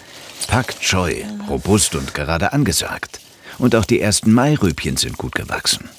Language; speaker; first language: German; native; German